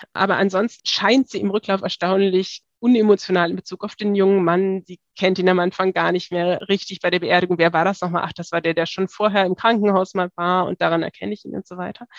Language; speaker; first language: German; native; German